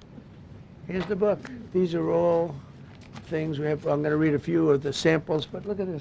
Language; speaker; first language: English; native; English